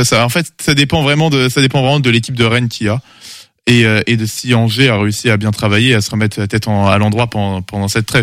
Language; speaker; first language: French; native; French